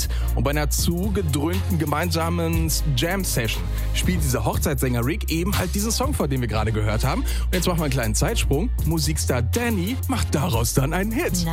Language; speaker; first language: German; native; German